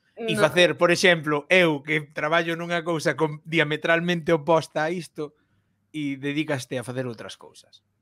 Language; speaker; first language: Galician; non-native, local second language; Spanish